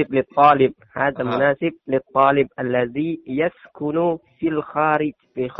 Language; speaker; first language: Arabic; non-native, learner; Indonesian